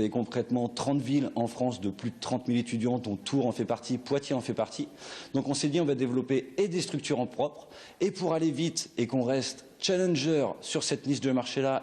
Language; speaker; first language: French; native; French